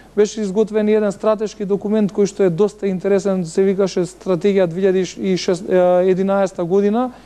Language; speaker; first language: Macedonian; native; Macedonian